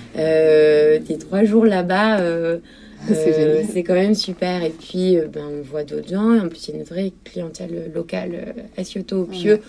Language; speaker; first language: French; native; French